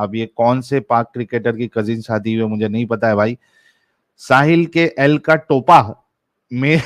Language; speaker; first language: Hindi; native; Hindi